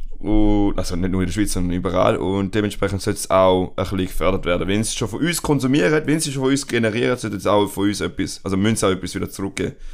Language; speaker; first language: German; non-native, fluent; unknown